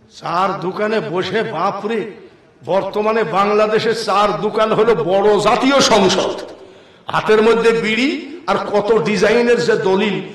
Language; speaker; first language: Bangla; native; Bangla